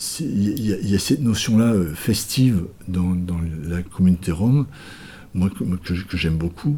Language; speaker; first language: French; native; French